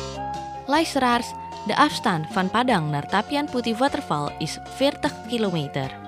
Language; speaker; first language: Dutch; non-native, fluent; Indonesian